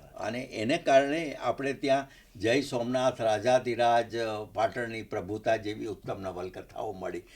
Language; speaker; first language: Gujarati; native; Gujarati